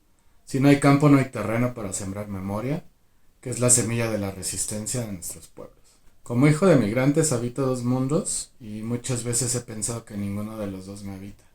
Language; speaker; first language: Spanish; native; Spanish